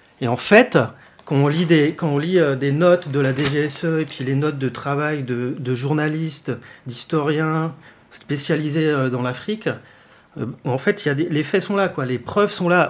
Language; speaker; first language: French; native; French